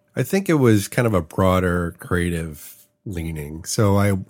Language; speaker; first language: English; native; English